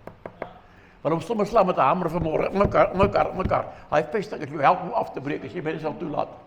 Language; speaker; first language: Afrikaans; native; Afrikaans